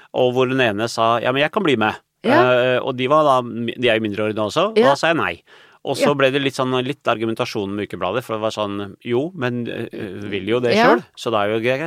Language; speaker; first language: Norwegian; early bilingual, other home language; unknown